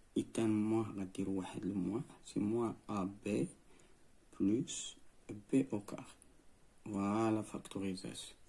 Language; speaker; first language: French; non-native, local second language; Arabic